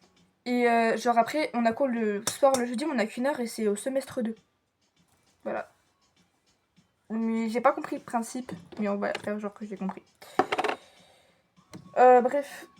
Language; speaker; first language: French; native; French